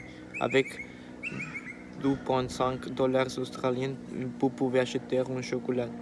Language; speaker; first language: French; non-native, learner; Spanish